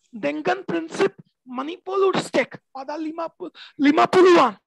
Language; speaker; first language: Indonesian; non-native, learner; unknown